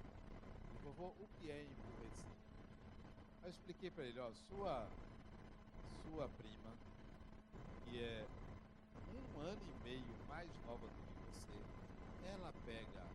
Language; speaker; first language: Portuguese; native; Portuguese